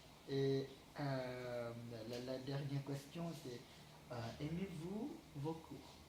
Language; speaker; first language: French; non-native, learner; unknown